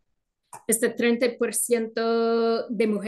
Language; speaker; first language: Spanish; non-native, fluent; English